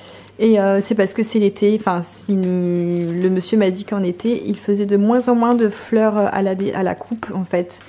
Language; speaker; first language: French; native; French